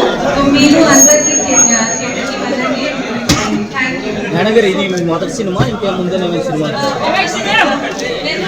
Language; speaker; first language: Telugu; non-native, learner; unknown